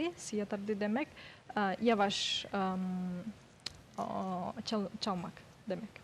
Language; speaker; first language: Turkish; non-native, learner; Yakut